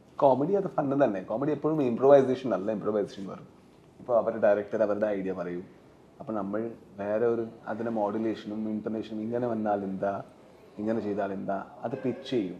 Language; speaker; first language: Malayalam; non-native, learner; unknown